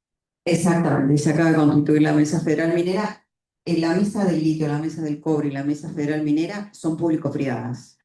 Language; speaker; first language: Spanish; native; Spanish